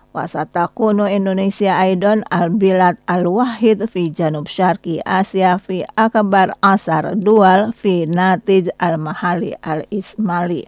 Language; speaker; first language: Arabic; non-native, fluent; Indonesian